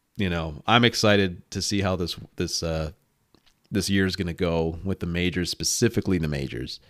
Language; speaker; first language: English; native; English